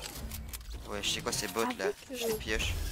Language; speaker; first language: French; native; French